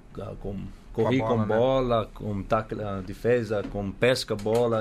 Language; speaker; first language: Portuguese; non-native, learner; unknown